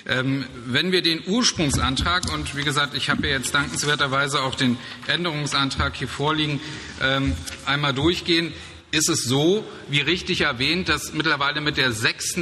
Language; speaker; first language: German; native; German